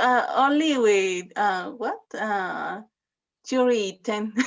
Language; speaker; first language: English; non-native, learner; Spanish